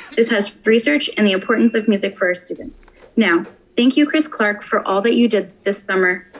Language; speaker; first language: English; native; English